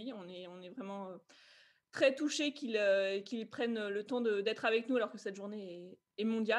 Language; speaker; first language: French; native; French